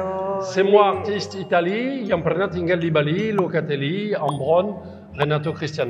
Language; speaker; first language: Indonesian; non-native, fluent; French